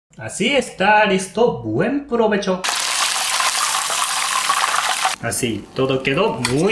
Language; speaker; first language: Spanish; non-native, learner; Japanese